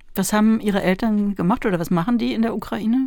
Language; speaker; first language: German; native; German